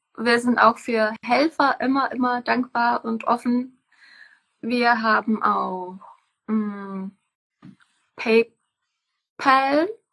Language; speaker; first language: German; non-native, fluent; Czech